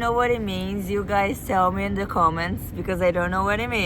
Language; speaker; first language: English; non-native, fluent; Portuguese